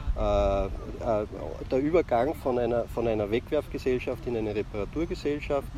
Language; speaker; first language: German; native; German